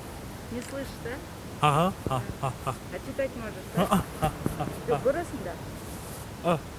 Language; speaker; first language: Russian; non-native, local second language; Kyrgyz